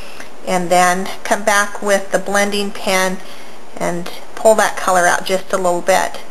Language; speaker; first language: English; native; English